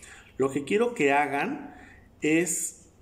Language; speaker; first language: Spanish; native; Spanish